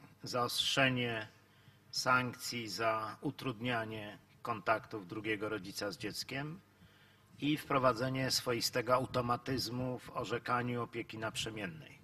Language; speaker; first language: Polish; native; Polish